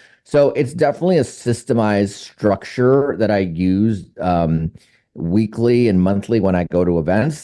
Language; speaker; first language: English; native; English